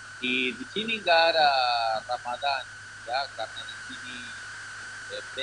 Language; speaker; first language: Indonesian; non-native, learner; Spanish